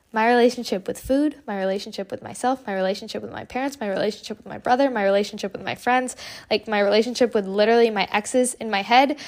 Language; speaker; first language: English; early bilingual, other home language; Portuguese